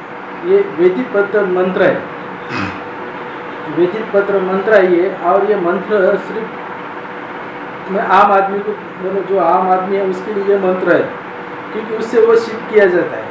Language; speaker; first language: Hindi; non-native, local second language; Marathi